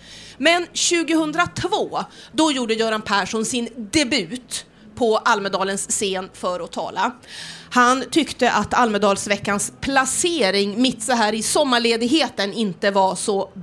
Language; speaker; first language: Swedish; native; Swedish